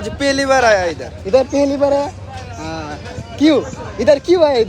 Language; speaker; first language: Hindi; non-native, learner; Bangla